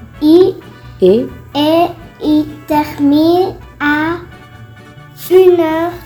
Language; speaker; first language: French; non-native, learner; Spanish